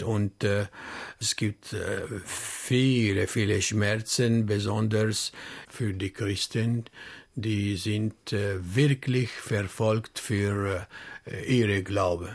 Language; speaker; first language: German; non-native, fluent; Arabic